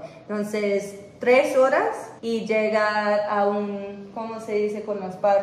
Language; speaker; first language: Spanish; non-native, fluent; English